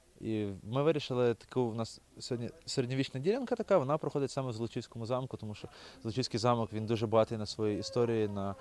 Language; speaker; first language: Ukrainian; native; Ukrainian